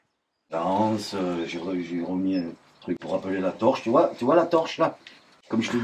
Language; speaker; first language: French; native; French